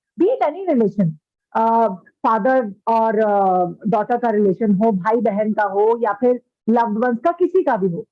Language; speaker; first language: Hindi; native; Hindi